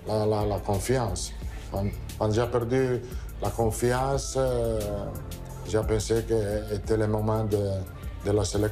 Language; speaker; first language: French; non-native, learner; Italian